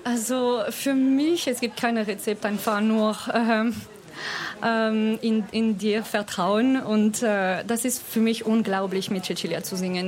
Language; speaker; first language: German; non-native, fluent; French